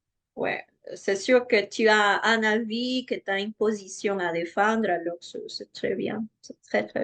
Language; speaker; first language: French; non-native, fluent; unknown